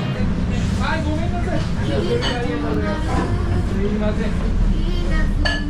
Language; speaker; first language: Japanese; native; Japanese